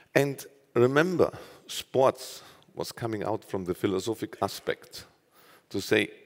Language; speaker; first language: English; non-native, fluent; German